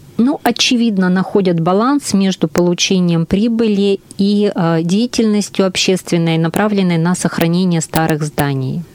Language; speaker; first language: Russian; native; Russian